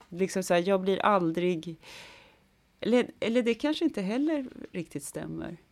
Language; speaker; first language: Swedish; native; Swedish